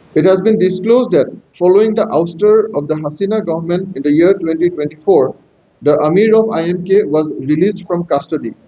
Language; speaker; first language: English; non-native, local second language; Assamese